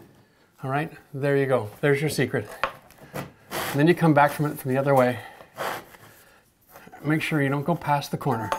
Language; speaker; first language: English; native; English